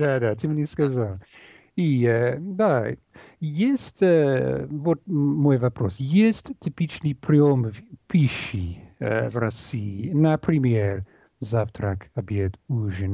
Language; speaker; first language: Russian; non-native, learner; English